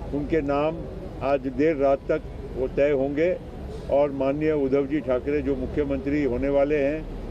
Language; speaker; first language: Hindi; non-native, local second language; Marathi